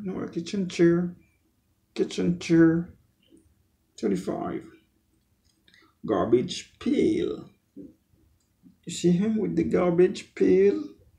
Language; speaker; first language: English; non-native, learner; Haitian Creole